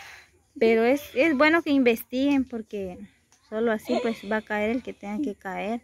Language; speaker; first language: Spanish; native; Spanish